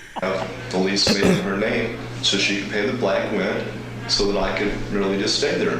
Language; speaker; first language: English; native; English